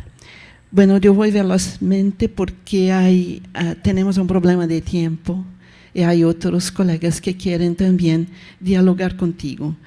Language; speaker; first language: Spanish; non-native, fluent; Portuguese